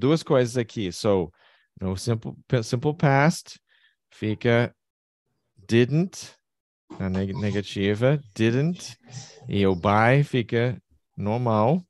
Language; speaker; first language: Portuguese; non-native, fluent; English